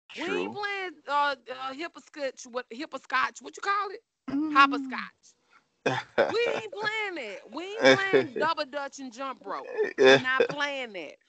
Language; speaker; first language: English; native; English